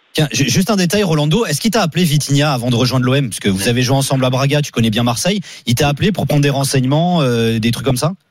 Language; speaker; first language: French; native; French